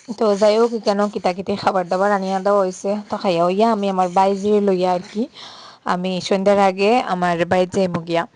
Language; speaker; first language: Bangla; native; Bangla